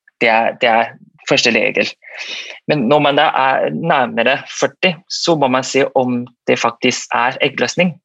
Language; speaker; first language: Norwegian; non-native, fluent; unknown